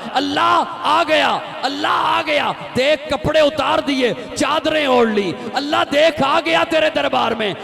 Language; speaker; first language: Urdu; non-native, local second language; Punjabi